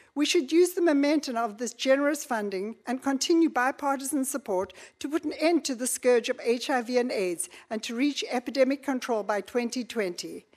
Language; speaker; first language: English; native; English